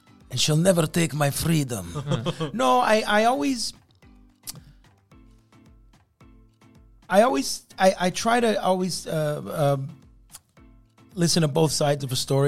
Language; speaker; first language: English; native; English